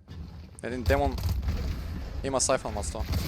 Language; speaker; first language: Bulgarian; native; Bulgarian